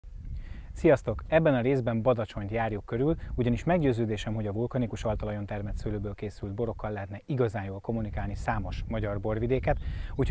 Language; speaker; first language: Hungarian; native; Hungarian